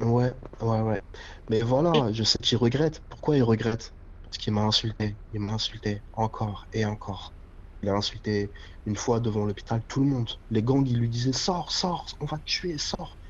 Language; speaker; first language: French; native; French